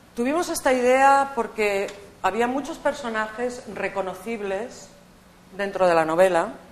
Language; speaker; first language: Spanish; native; Spanish